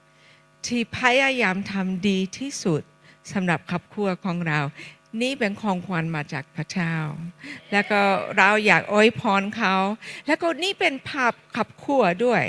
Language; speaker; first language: Thai; non-native, fluent; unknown